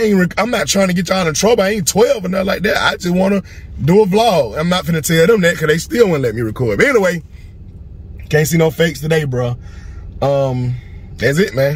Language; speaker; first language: English; native; English